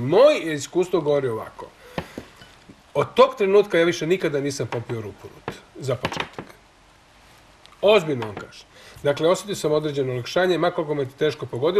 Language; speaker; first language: Croatian; native; Croatian